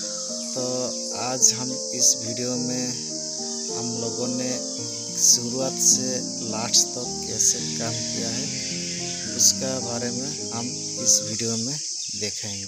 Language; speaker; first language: Hindi; non-native, local second language; Odia